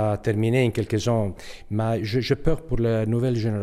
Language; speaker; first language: French; non-native, learner; Italian